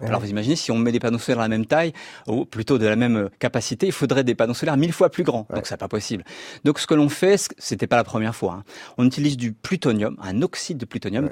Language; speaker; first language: French; native; French